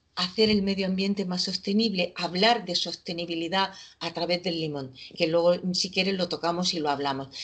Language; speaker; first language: Spanish; native; Spanish